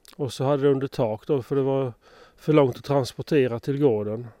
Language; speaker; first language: Swedish; native; Swedish